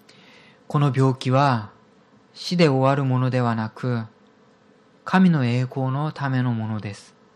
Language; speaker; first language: Japanese; non-native, fluent; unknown